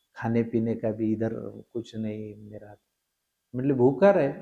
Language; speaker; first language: Hindi; non-native, local second language; Marathi